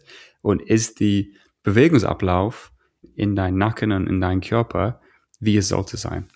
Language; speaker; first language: German; non-native, fluent; English